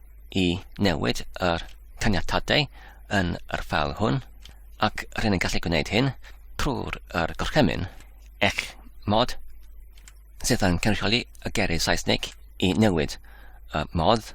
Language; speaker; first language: Welsh; non-native, learner; English